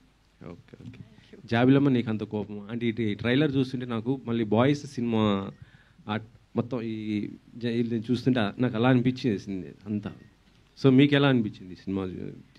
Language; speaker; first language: Telugu; native; Telugu